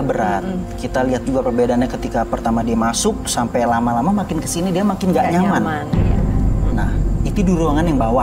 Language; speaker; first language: Indonesian; native; Indonesian